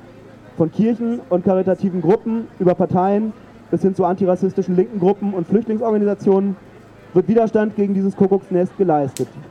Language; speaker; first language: German; native; German